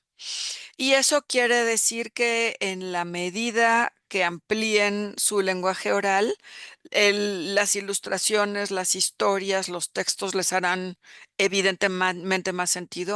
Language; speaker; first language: Spanish; native; Spanish